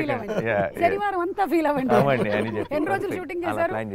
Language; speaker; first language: Telugu; native; Telugu